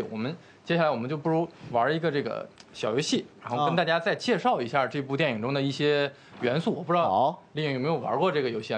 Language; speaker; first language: Chinese; native; Chinese